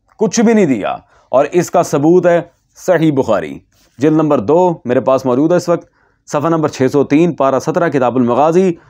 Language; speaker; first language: Urdu; native; Urdu